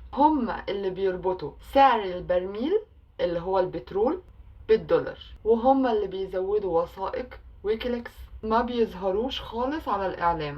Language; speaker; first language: Arabic; native; Arabic